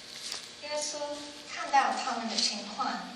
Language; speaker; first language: Chinese; non-native, learner; English